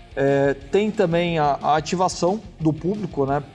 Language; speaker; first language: Portuguese; native; Portuguese